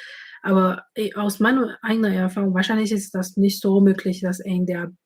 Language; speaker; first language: German; non-native, fluent; Chinese